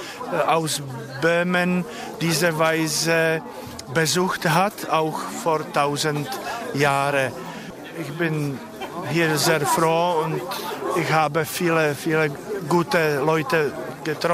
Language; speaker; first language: German; non-native, fluent; Czech